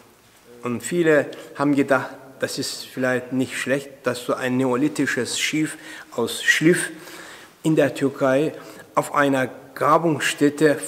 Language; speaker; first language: German; non-native, fluent; Turkish